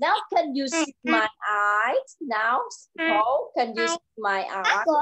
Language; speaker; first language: English; non-native, learner; Vietnamese